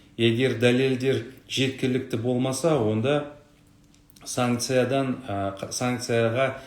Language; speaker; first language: Kazakh; non-native, local second language; Russian